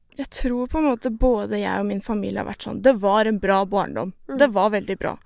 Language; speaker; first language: Norwegian; native; Norwegian